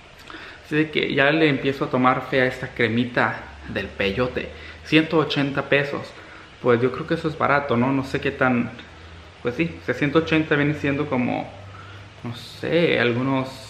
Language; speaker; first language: Spanish; native; Spanish